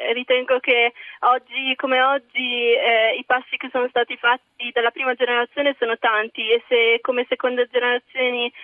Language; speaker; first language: Italian; early bilingual, other home language; Arabic